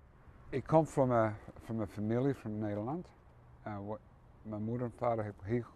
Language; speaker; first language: Dutch; early bilingual, heritage; English